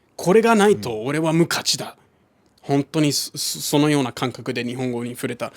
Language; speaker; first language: Japanese; non-native, fluent; English